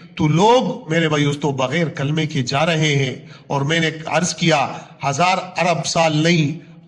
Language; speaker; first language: Urdu; non-native, local second language; Punjabi